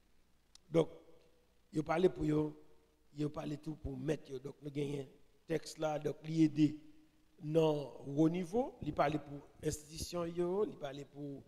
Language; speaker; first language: French; non-native, local second language; Haitian Creole